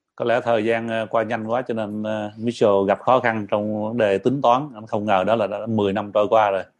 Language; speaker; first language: Vietnamese; early bilingual, heritage; Vietnamese